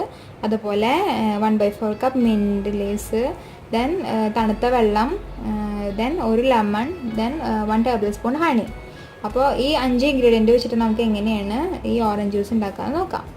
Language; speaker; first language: Malayalam; native; Malayalam